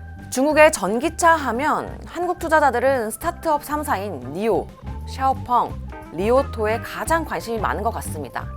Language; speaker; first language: Korean; native; Korean